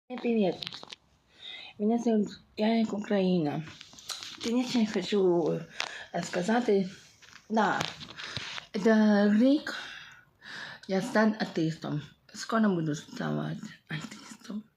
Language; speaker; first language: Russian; non-native, local second language; Ukrainian